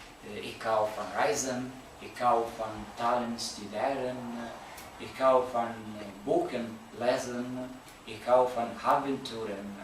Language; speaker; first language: Dutch; non-native, learner; Italian